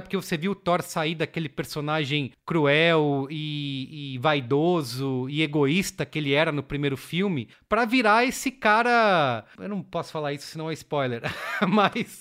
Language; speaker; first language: Portuguese; native; Portuguese